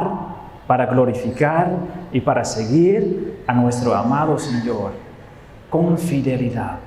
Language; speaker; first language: Spanish; non-native, fluent; Dutch